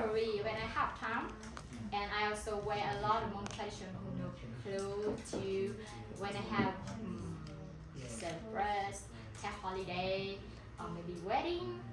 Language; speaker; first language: English; non-native, learner; Hmong